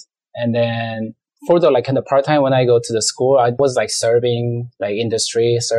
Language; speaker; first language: English; non-native, learner; Korean